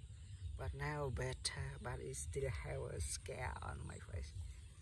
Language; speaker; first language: English; non-native, learner; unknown